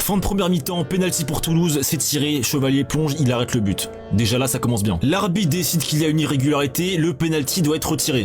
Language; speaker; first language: French; native; French